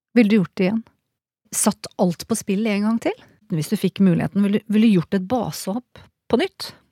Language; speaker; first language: Norwegian; native; Norwegian